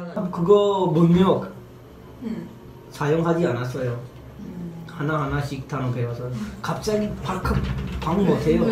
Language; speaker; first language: Korean; non-native, learner; Urdu